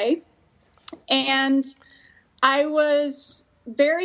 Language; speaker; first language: English; native; English